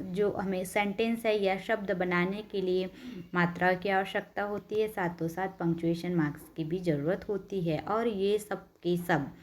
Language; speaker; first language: Hindi; non-native, local second language; Marathi